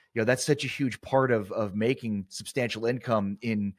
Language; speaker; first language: English; native; English